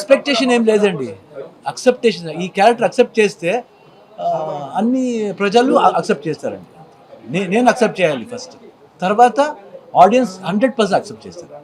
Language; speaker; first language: Telugu; non-native, learner; Kannada